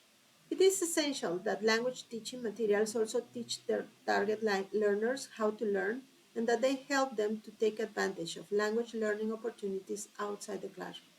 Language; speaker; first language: English; non-native, fluent; Spanish